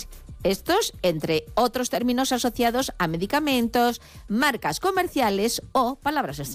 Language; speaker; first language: Spanish; native; Spanish